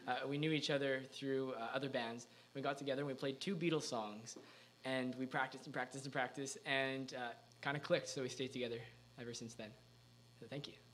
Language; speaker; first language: English; native; English